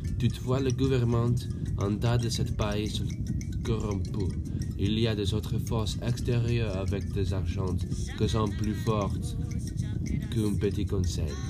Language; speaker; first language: French; non-native, learner; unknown